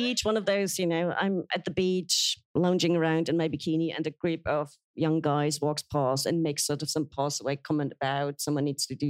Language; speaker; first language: English; non-native, fluent; German